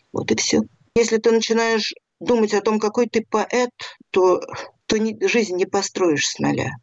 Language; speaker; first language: Russian; native; Russian